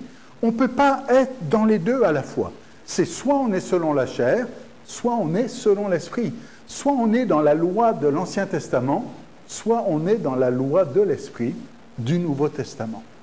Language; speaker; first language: French; native; French